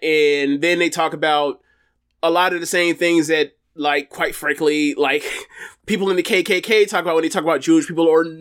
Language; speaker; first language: English; native; English